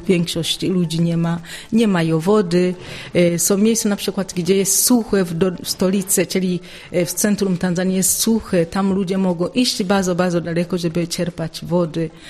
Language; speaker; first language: Polish; non-native, fluent; Swahili